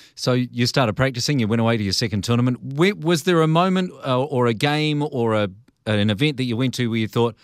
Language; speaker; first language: English; native; English